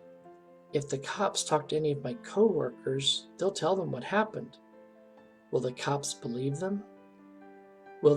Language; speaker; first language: English; native; English